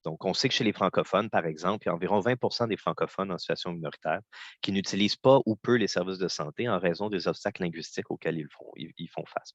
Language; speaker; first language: French; native; French